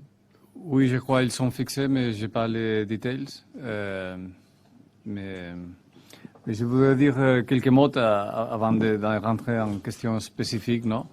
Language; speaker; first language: French; non-native, fluent; Spanish